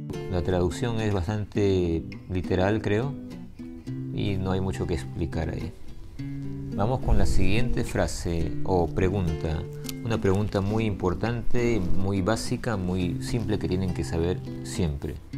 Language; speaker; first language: Spanish; native; Spanish